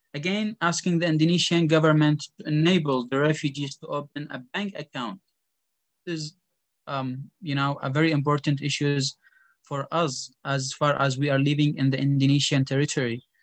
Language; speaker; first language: English; non-native, fluent; Arabic